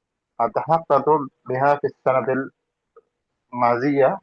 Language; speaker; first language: Arabic; non-native, learner; Urdu